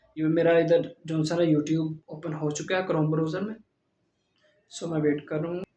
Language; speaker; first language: Urdu; non-native, local second language; Punjabi